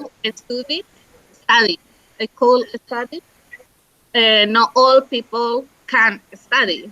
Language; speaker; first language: English; non-native, learner; Spanish